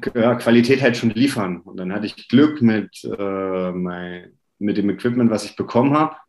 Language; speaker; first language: German; native; German